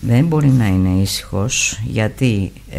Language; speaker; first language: Greek; native; Greek